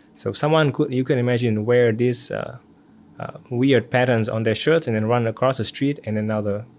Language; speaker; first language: English; non-native, fluent; Vietnamese